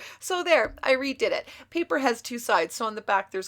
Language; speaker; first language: English; native; English